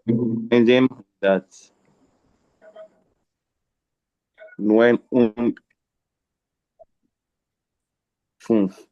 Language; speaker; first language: German; non-native, learner; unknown